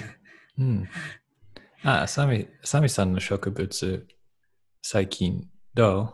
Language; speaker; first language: Japanese; non-native, learner; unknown